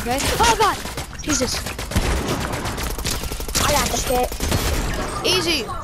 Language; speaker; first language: English; native; English